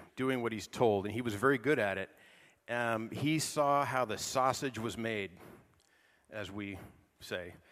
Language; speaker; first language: English; native; English